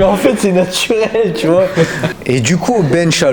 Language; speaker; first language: French; native; French